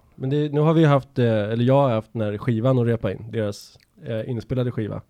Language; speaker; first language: Swedish; native; Swedish